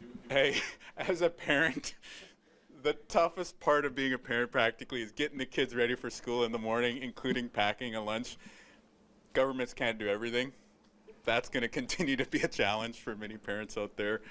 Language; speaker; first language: English; native; English